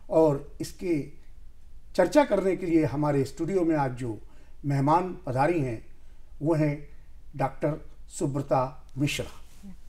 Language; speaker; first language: Hindi; native; Hindi